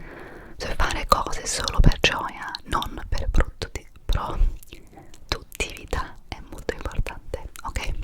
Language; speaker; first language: Italian; non-native, fluent; English